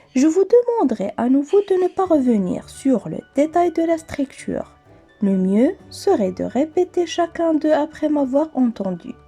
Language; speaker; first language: French; non-native, local second language; Arabic